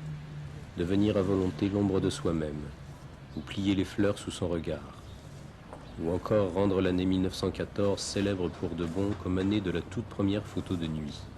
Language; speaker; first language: French; native; French